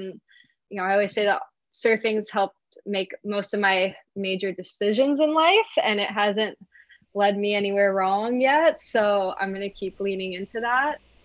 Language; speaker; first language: English; native; English